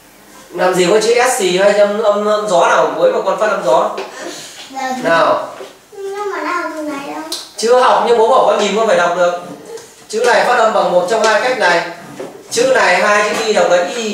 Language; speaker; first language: Vietnamese; native; Vietnamese